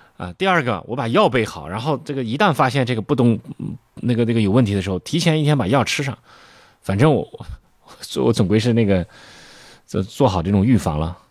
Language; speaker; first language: Chinese; native; Chinese